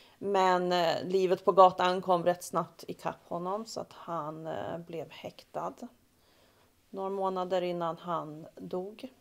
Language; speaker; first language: Swedish; native; Swedish